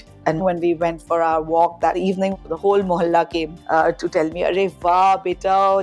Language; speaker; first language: English; non-native, local second language; Hindi